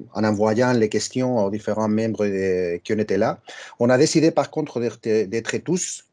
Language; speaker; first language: French; non-native, fluent; Spanish